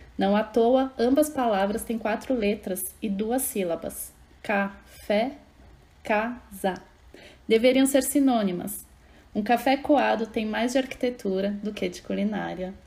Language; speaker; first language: Portuguese; native; Portuguese